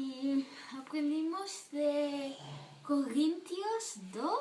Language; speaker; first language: Spanish; non-native, learner; Dutch